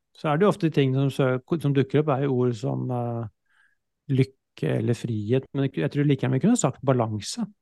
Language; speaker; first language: Norwegian; native; Norwegian